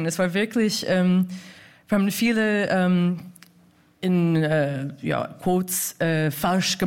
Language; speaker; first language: German; non-native, fluent; English